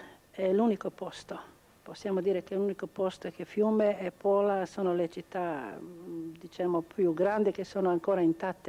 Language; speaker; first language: Italian; non-native, local second language; Croatian